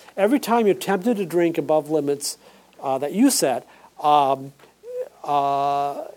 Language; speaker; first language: English; native; English